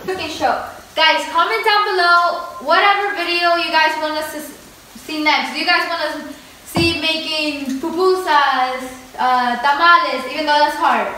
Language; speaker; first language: English; early bilingual, other home language; Spanish